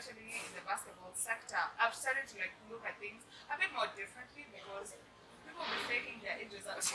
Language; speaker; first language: English; non-native, local second language; Swahili